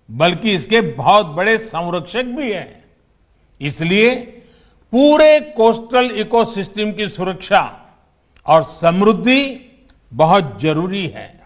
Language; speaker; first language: Hindi; non-native, local second language; Gujarati